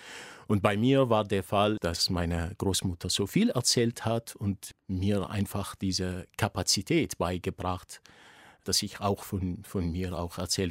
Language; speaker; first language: German; non-native, fluent; Arabic